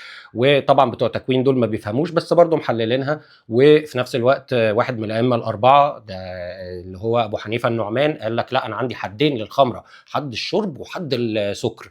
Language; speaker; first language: Arabic; native; Arabic